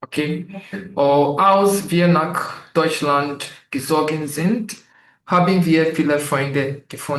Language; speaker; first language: German; non-native, fluent; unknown